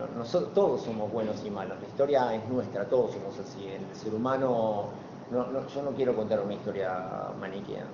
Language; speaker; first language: Spanish; native; Spanish